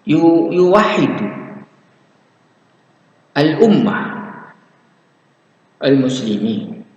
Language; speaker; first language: Arabic; non-native, fluent; Indonesian